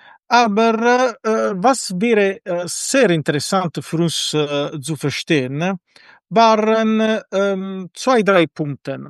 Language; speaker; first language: German; non-native, fluent; Italian